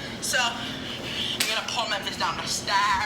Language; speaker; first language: English; native; English